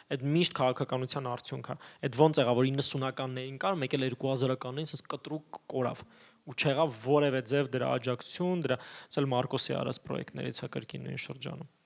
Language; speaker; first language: Armenian; native; Armenian